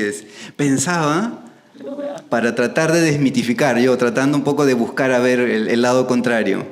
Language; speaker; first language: Spanish; native; Spanish